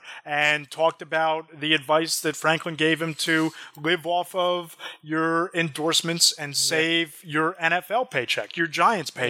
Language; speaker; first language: English; native; English